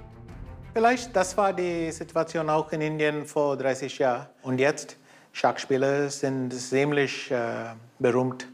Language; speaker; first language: German; non-native, fluent; Tamil